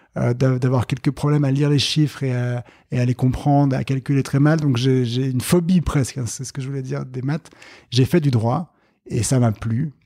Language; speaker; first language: French; native; French